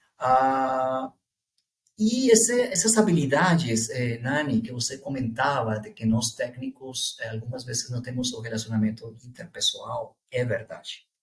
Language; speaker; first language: Portuguese; non-native, fluent; Spanish